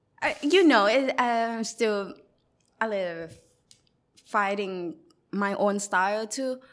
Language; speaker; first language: English; non-native, learner; Thai